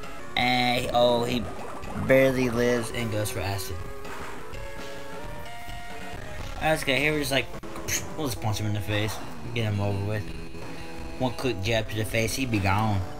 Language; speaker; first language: English; native; English